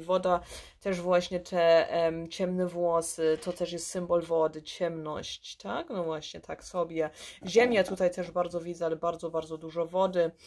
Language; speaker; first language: Polish; early bilingual, heritage; Polish